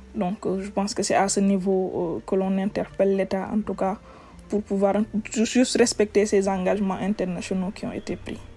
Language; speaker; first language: French; non-native, local second language; Wolof